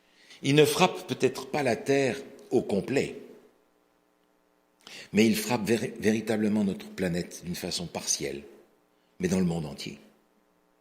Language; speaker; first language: French; native; French